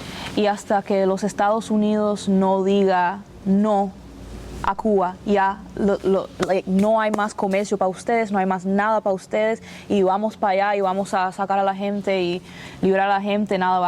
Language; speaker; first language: Spanish; early bilingual, other home language; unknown